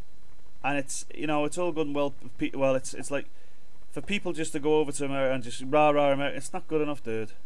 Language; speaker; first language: English; native; English